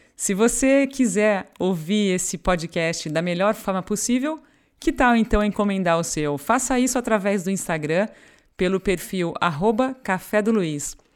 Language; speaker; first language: Portuguese; native; Portuguese